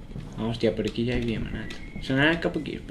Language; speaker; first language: Catalan; native; Catalan